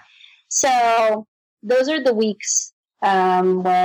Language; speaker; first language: English; non-native, fluent; Russian